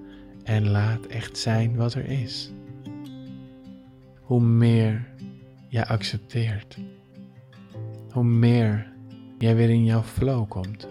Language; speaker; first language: Dutch; native; Dutch